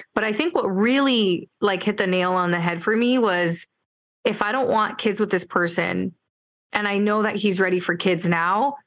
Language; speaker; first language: English; early bilingual, other home language; Spanish